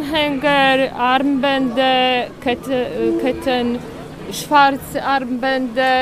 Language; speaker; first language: German; non-native, fluent; Polish